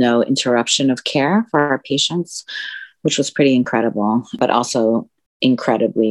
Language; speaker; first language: English; early bilingual, other home language; Spanish